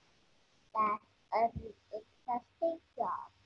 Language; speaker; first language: English; non-native, learner; Vietnamese